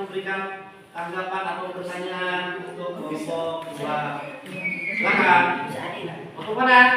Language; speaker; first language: Indonesian; native; Indonesian